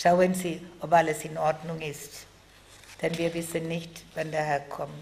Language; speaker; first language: German; non-native, fluent; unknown